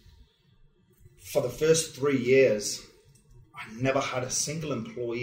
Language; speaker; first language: English; native; English